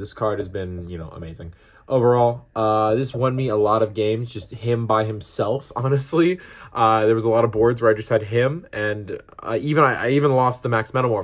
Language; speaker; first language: English; native; English